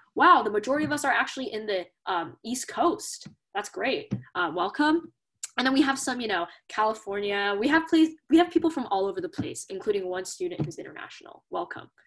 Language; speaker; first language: English; native; English